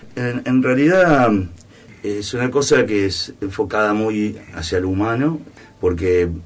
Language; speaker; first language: Spanish; native; Spanish